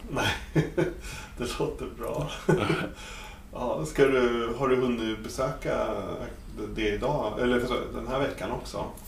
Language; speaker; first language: Swedish; native; Swedish